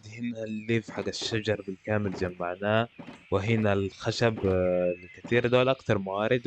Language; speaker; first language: Arabic; native; Arabic